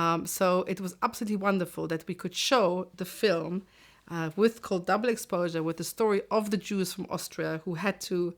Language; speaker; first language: English; non-native, fluent; German